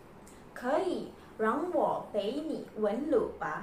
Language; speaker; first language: Chinese; non-native, learner; Malay